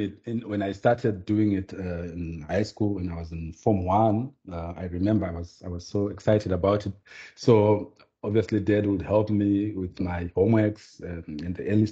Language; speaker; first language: English; non-native, local second language; Shona